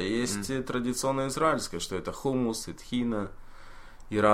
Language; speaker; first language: Russian; early bilingual, heritage; Russian